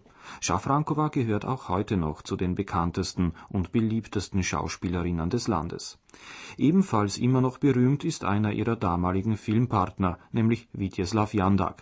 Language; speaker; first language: German; native; German